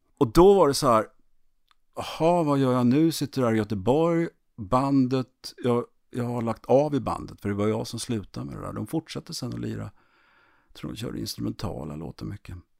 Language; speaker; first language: Swedish; native; Swedish